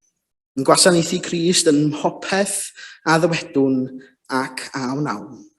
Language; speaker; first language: Welsh; native; Welsh